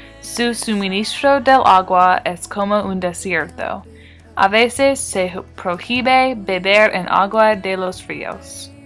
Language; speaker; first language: Spanish; non-native, learner; English